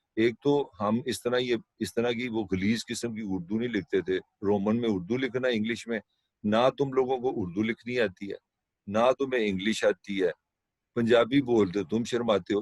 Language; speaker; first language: Urdu; non-native, local second language; Punjabi